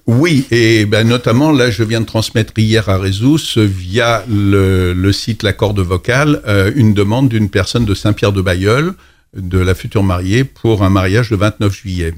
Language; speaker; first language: French; native; French